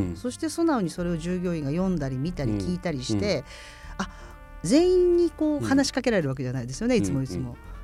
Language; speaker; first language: Japanese; native; Japanese